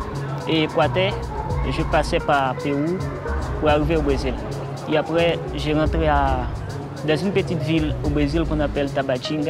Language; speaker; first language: French; non-native, local second language; Haitian Creole